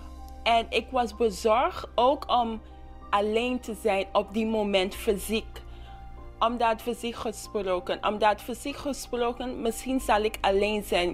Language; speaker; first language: Dutch; non-native, local second language; English